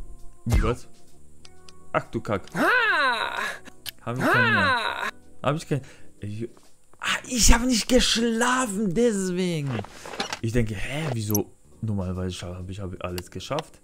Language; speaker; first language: German; non-native, learner; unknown